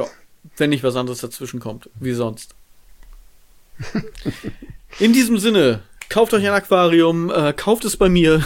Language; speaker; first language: German; native; German